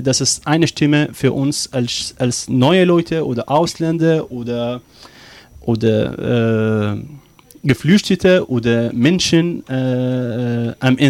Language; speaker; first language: German; non-native, learner; Arabic